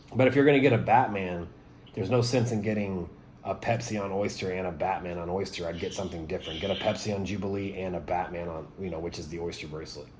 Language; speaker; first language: English; native; English